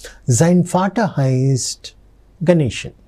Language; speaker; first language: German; non-native, fluent; Telugu